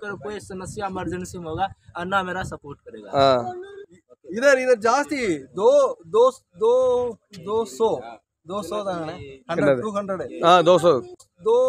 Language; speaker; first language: Hindi; non-native, learner; Tamil